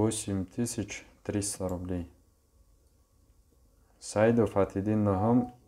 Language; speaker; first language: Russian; non-native, local second language; Tajik